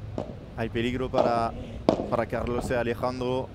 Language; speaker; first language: Spanish; non-native, learner; French